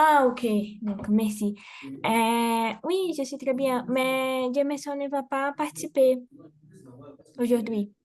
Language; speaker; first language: French; non-native, fluent; Portuguese